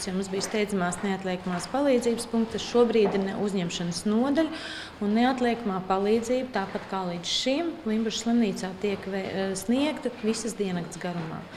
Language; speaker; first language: Latvian; native; Latvian